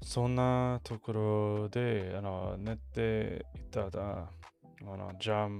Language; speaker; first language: Japanese; non-native, learner; English